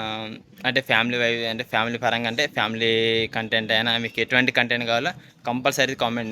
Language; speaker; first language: Telugu; native; Telugu